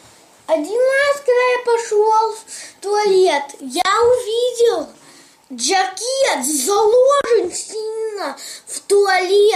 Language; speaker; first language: Russian; early bilingual, heritage; English